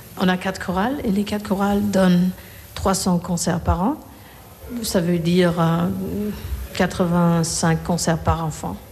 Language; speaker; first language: French; non-native, fluent; Korean